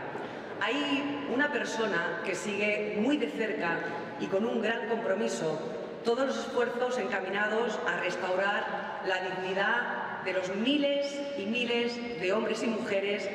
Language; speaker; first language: Spanish; native; Spanish